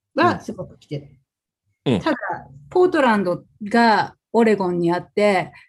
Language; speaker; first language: Japanese; native; Japanese